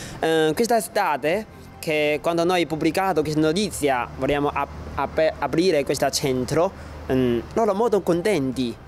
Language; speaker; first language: Italian; non-native, learner; Chinese